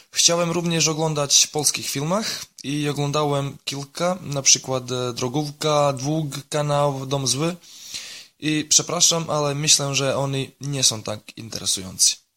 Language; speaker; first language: Polish; non-native, learner; Serbian